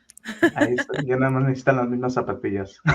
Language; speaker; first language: Spanish; native; Spanish